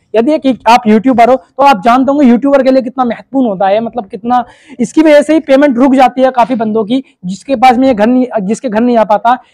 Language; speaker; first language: Hindi; native; Hindi